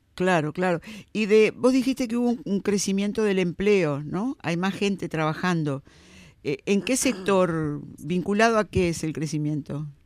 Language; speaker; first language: Spanish; native; Spanish